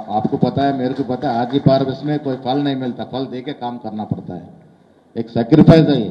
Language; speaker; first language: Hindi; non-native, local second language; Telugu